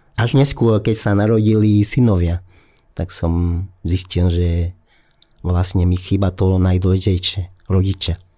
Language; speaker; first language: Slovak; non-native, fluent; Vietnamese